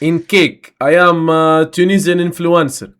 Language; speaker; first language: English; non-native, learner; Arabic